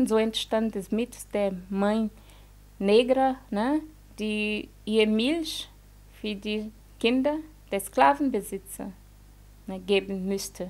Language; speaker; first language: German; non-native, fluent; Portuguese